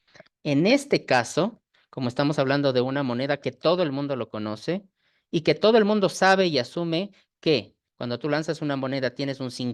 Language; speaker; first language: Spanish; native; Spanish